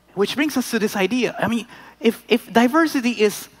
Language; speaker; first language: English; non-native, local second language; Filipino